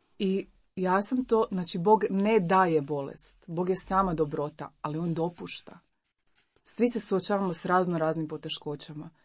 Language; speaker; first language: Croatian; native; Croatian